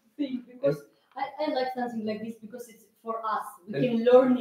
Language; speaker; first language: English; non-native, learner; Russian